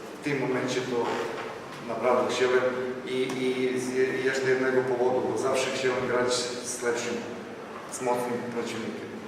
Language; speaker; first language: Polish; non-native, fluent; Slovenian